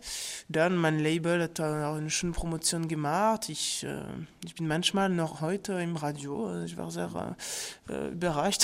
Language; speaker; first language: German; non-native, fluent; French